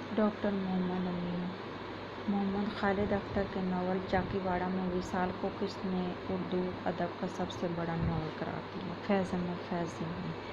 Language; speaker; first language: Urdu; non-native, local second language; Punjabi